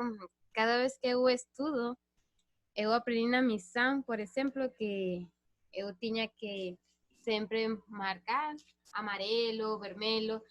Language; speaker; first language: Portuguese; non-native, learner; Spanish